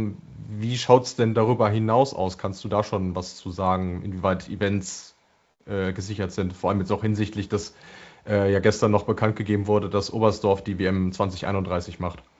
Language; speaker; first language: German; native; German